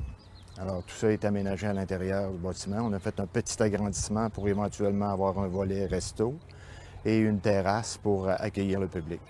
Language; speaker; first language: French; native; French